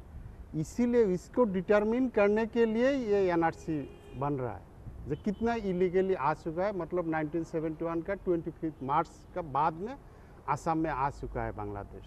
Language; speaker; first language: Urdu; non-native, local second language; Bangla